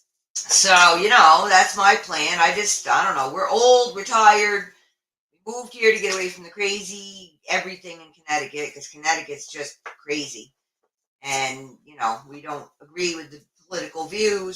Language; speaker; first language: English; native; English